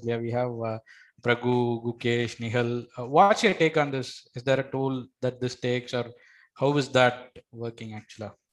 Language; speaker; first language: English; non-native, local second language; Tamil